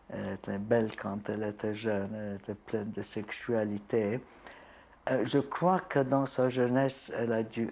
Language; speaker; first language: French; non-native, fluent; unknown